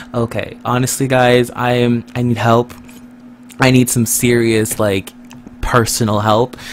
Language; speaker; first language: English; native; English